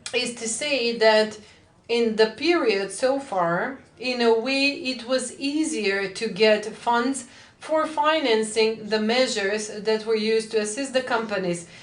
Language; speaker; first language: English; non-native, fluent; Macedonian